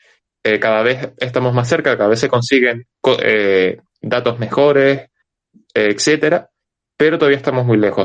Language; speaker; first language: Spanish; native; Spanish